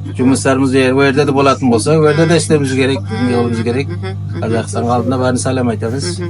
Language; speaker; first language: Kazakh; early bilingual, heritage; Kazakh